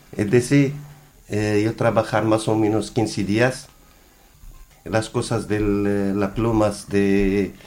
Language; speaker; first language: Spanish; non-native, learner; Arabic